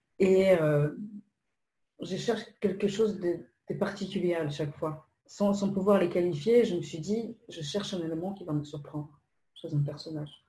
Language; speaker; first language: French; non-native, fluent; Polish